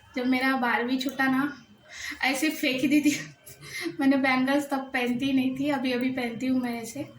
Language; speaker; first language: Hindi; non-native, local second language; Marathi